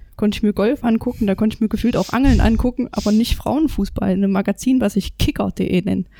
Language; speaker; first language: German; native; German